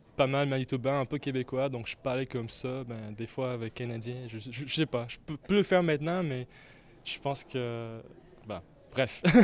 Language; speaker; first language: French; non-native, local second language; English